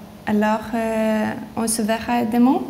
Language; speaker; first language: French; non-native, learner; Lithuanian